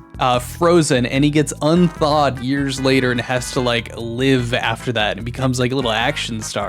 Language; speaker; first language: English; native; English